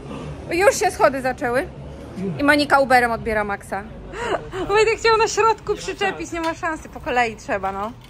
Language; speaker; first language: Polish; native; Polish